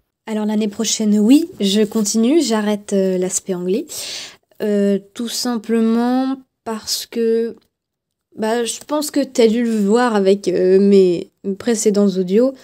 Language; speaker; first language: French; native; French